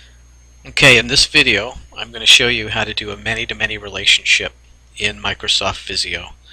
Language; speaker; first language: English; native; English